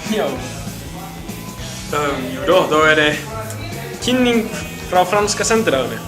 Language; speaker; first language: Swedish; non-native, learner; Icelandic